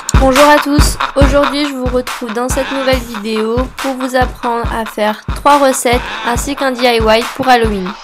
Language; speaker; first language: French; native; French